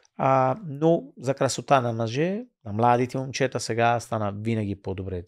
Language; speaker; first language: Bulgarian; non-native, fluent; Italian